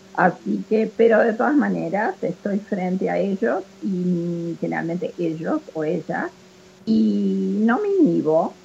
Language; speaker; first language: Spanish; native; Spanish